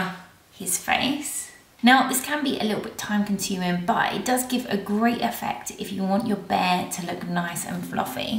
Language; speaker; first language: English; native; English